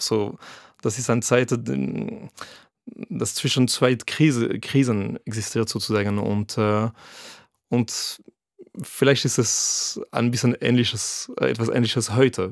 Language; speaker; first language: German; non-native, fluent; French